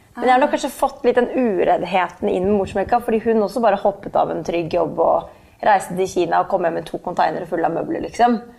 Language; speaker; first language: Norwegian; native; Norwegian